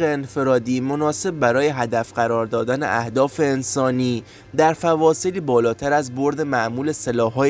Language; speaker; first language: Persian; native; Persian